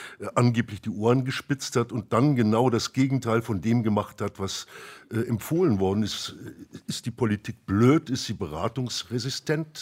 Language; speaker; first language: German; native; German